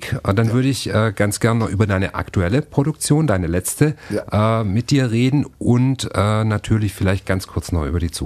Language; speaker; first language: German; native; German